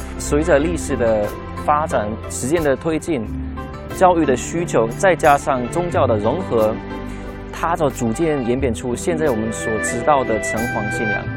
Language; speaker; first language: Chinese; non-native, fluent; German